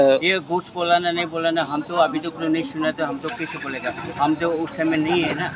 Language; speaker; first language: Hindi; non-native, local second language; Khasi